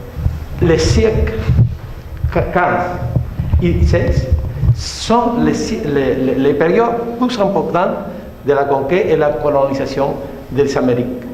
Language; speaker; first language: French; non-native, learner; Spanish